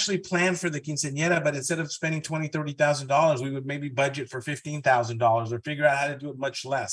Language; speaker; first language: English; early bilingual, other home language; Spanish